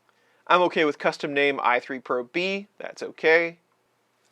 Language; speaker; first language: English; native; English